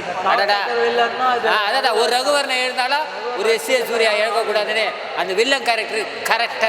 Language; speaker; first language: Tamil; native; Tamil